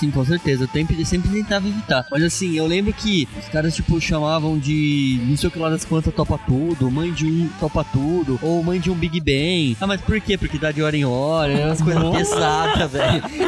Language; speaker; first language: Portuguese; native; Portuguese